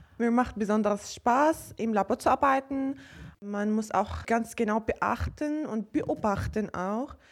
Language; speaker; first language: German; non-native, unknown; Arabic